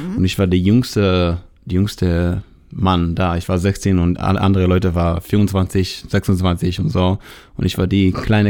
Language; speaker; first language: German; non-native, learner; Hebrew